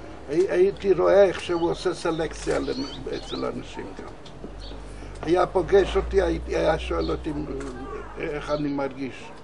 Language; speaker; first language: Hebrew; non-native, fluent; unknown